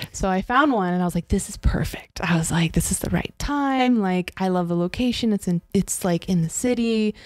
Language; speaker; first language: English; native; English